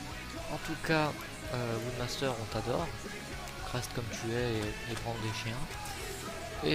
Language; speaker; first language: French; native; French